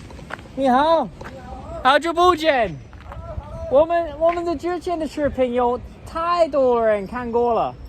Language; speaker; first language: Chinese; non-native, learner; English